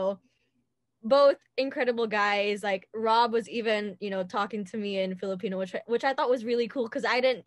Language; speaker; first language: English; native; English